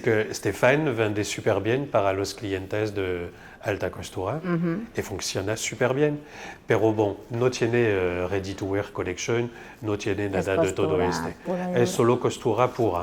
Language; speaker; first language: Spanish; non-native, fluent; French